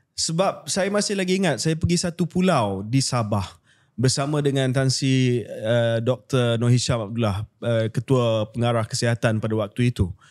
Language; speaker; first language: Malay; native; Malay